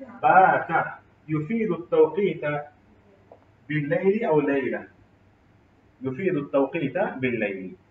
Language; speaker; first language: Arabic; non-native, fluent; Urdu